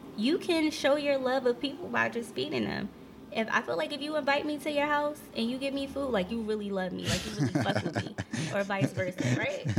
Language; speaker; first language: English; native; English